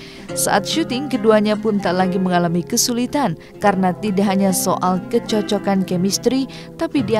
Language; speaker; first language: Indonesian; native; Indonesian